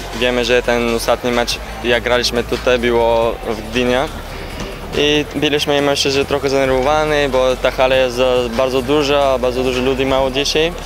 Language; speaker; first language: Polish; non-native, learner; Bulgarian